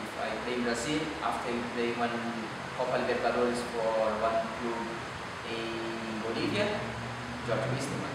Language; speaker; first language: English; non-native, learner; Portuguese